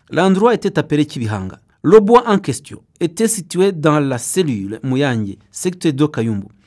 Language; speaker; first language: French; non-native, local second language; Kinyarwanda